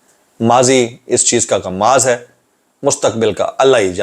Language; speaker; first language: Urdu; native; Urdu